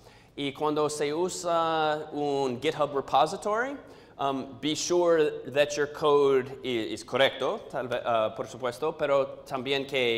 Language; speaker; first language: Spanish; non-native, learner; English